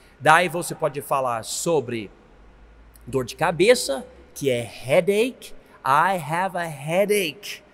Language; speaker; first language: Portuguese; non-native, fluent; English